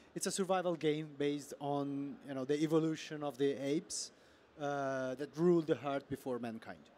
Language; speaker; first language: English; non-native, fluent; Italian